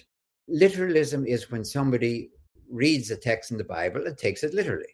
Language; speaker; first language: English; native; English